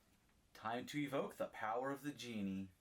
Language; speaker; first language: English; native; English